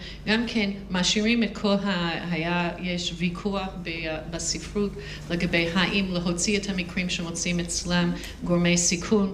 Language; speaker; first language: Hebrew; non-native, fluent; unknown